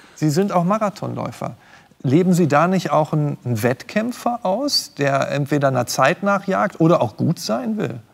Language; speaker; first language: German; native; German